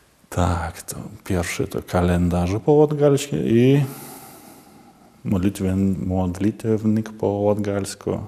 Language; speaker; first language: Polish; non-native, learner; Latvian